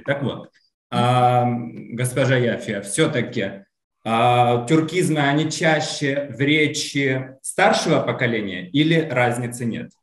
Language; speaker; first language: Russian; native; Russian